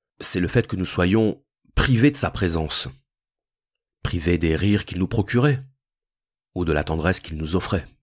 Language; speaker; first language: French; native; French